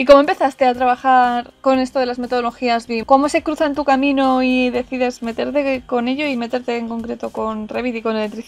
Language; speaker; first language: Spanish; native; Spanish